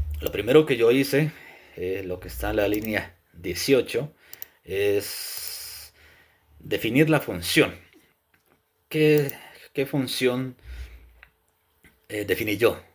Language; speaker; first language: Spanish; native; Spanish